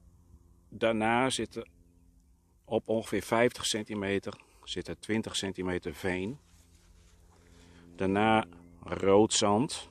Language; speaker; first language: Dutch; native; Dutch